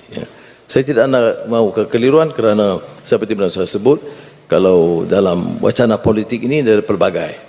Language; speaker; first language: Malay; native; Malay